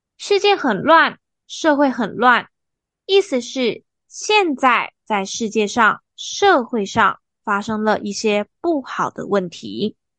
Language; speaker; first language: Chinese; native; Chinese